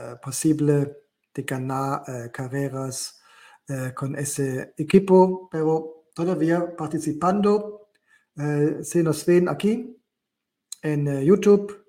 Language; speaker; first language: Spanish; non-native, learner; German